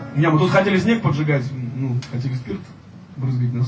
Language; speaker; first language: Russian; native; Russian